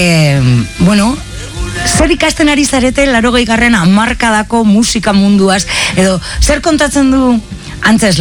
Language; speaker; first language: Basque; native; Basque